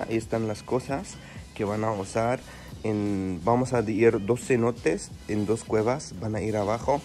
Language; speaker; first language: Spanish; non-native, fluent; Arabic